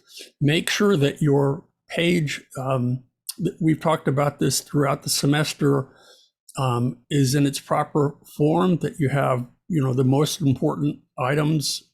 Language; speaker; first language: English; native; English